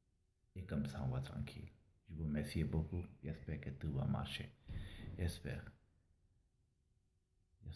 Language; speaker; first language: French; non-native, learner; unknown